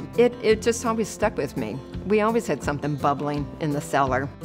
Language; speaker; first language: English; native; English